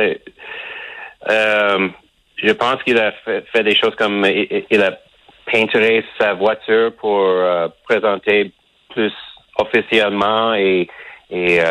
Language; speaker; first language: French; non-native, local second language; English